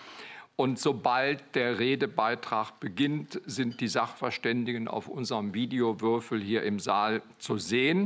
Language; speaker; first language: German; native; German